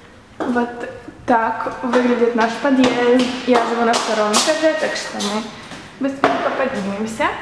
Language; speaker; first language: Russian; early bilingual, heritage; Russian